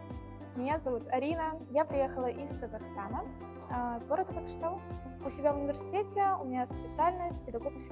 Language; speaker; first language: Russian; native; Russian